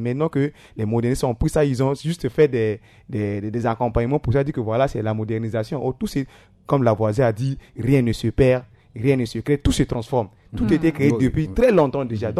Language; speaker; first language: French; non-native, local second language; Sango